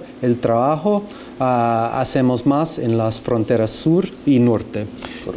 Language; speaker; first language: Spanish; non-native, fluent; English